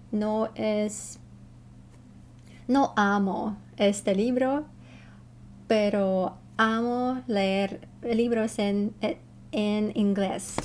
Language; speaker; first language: Spanish; non-native, learner; Russian